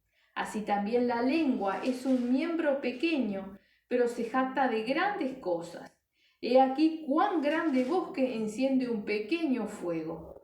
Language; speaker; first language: Spanish; native; Spanish